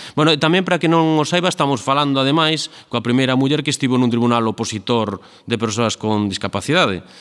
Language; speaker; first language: Galician; native; Galician